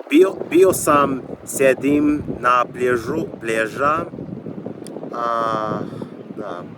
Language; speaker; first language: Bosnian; non-native, learner; English